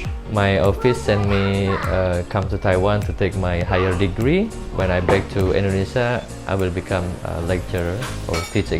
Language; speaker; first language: English; non-native, learner; Indonesian